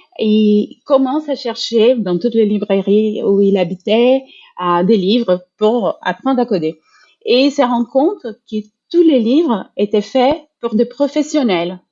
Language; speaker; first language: French; non-native, fluent; Portuguese